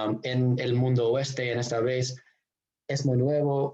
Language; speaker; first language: Spanish; non-native, fluent; English